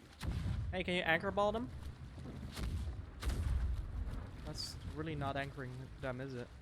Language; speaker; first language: English; non-native, fluent; Dutch